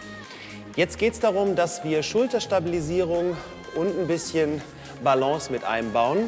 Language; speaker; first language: German; native; German